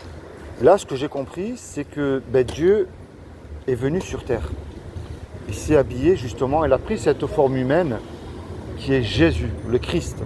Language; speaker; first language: French; native; French